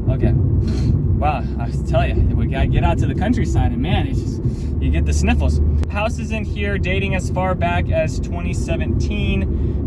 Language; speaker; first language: English; native; English